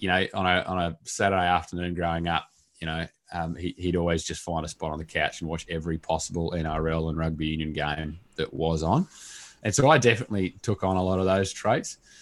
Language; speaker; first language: English; native; English